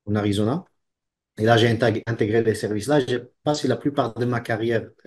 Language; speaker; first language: French; non-native, local second language; Arabic